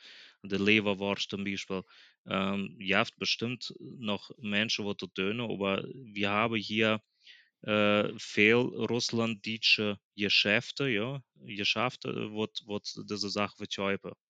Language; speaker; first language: German; early bilingual, other home language; Plautdietsch